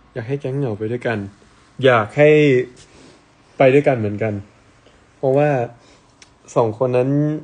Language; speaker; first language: Thai; native; Thai